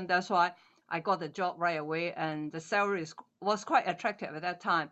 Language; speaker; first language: English; non-native, local second language; Cantonese